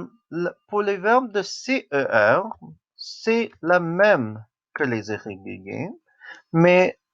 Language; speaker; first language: French; non-native, local second language; English